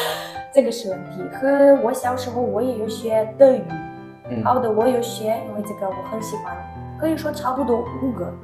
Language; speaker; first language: Chinese; non-native, learner; Ukrainian